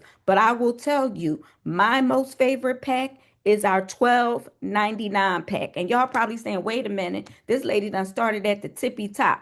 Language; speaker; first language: English; native; English